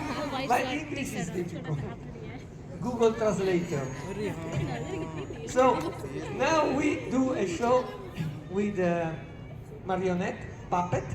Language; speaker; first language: English; non-native, learner; Italian